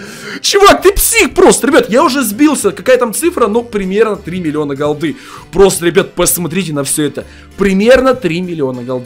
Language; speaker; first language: Russian; native; Russian